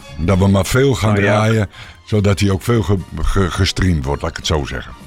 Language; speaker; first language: Dutch; native; Dutch